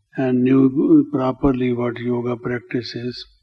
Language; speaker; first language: English; non-native, local second language; Hindi